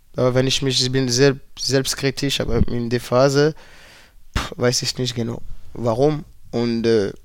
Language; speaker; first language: German; non-native, fluent; French